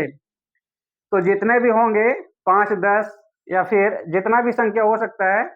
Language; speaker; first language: Hindi; native; Hindi